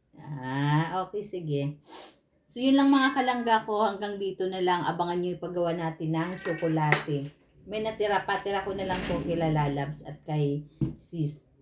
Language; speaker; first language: Filipino; non-native, local second language; Cebuano